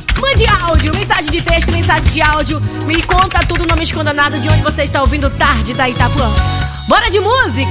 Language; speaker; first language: Portuguese; native; Portuguese